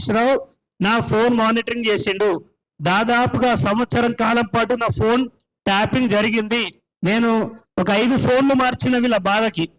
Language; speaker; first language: Telugu; native; Telugu